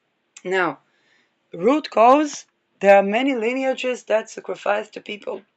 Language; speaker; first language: English; non-native, fluent; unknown